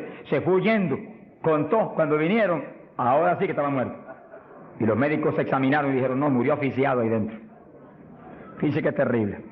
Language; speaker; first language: Spanish; native; Spanish